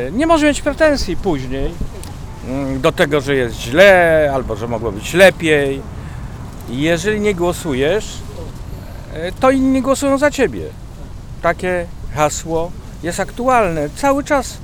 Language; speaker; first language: Polish; native; Polish